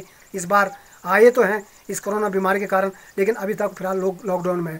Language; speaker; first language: Hindi; native; Hindi